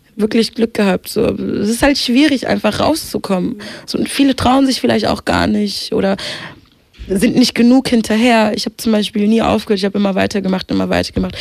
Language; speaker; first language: German; early bilingual, other home language; Swahili